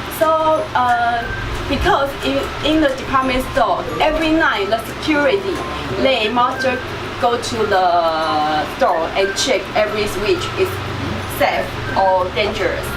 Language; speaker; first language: English; non-native, learner; Chinese